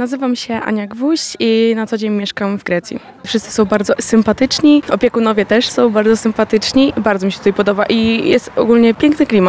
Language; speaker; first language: Polish; early bilingual, heritage; Polish